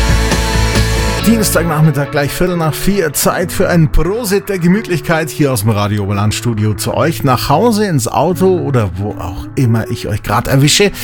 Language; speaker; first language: German; native; German